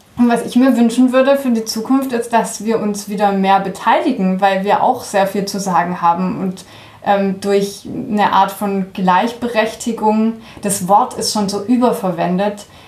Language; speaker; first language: German; early bilingual, heritage; German